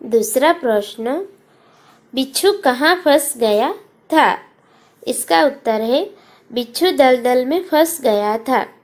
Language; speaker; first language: Hindi; non-native, local second language; Gujarati